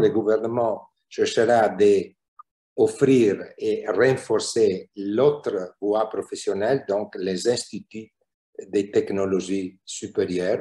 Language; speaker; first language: French; non-native, fluent; Italian